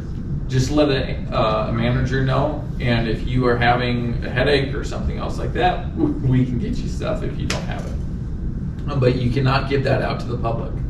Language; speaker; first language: English; native; English